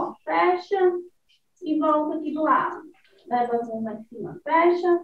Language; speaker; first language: Portuguese; native; Portuguese